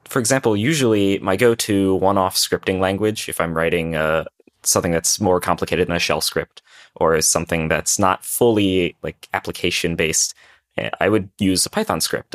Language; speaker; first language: English; native; English